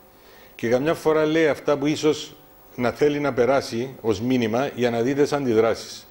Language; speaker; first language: Greek; native; Greek